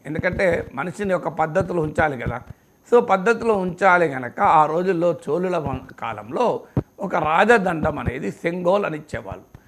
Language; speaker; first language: Telugu; native; Telugu